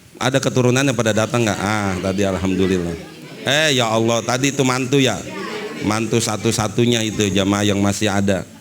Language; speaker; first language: Indonesian; native; Indonesian